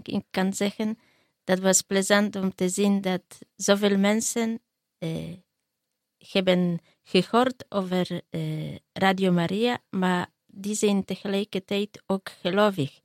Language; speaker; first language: Dutch; non-native, learner; Polish